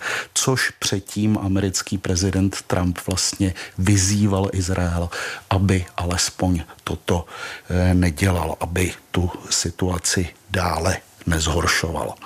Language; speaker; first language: Czech; native; Czech